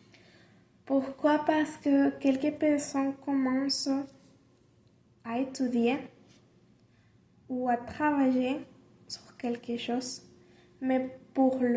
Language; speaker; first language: French; non-native, learner; Spanish